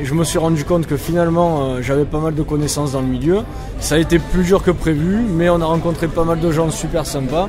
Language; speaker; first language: French; native; French